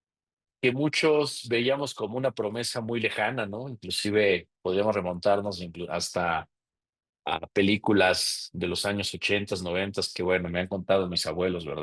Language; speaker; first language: Spanish; native; Spanish